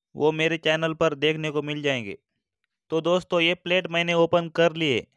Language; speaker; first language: Hindi; non-native, local second language; Marathi